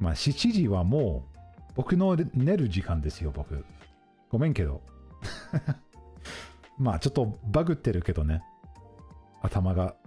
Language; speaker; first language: Japanese; non-native, fluent; English